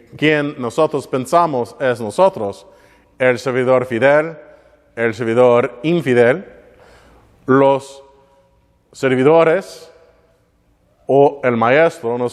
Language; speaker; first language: Spanish; non-native, learner; English